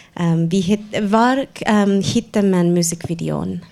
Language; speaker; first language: Swedish; non-native, fluent; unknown